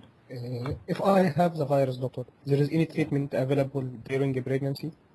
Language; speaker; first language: English; non-native, fluent; Arabic